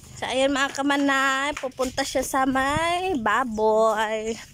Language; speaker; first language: Filipino; non-native, local second language; Bikol